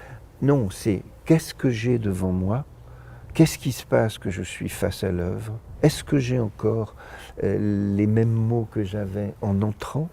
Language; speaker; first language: French; native; French